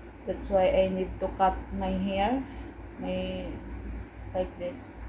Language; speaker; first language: English; non-native, learner; Cebuano